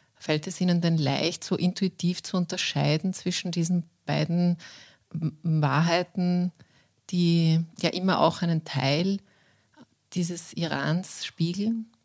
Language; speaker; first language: German; native; German